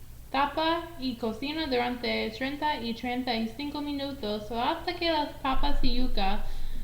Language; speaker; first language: Spanish; non-native, learner; English